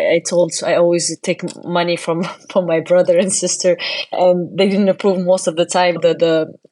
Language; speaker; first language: English; non-native, fluent; Arabic